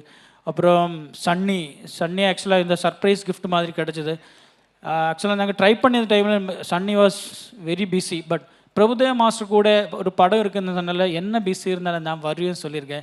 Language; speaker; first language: Tamil; non-native, learner; Malayalam